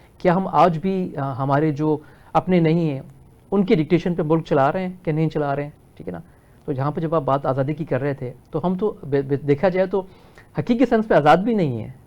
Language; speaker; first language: Urdu; non-native, local second language; Punjabi